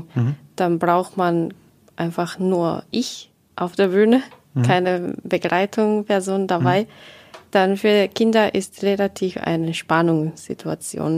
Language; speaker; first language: German; non-native, learner; Japanese